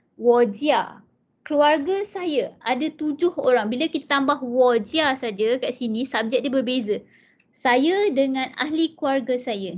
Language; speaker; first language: Malay; native; Malay